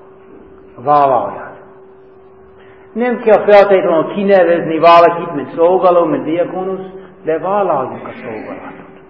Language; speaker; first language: Hungarian; non-native, fluent; English